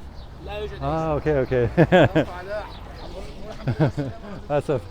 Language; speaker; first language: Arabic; non-native, learner; Latvian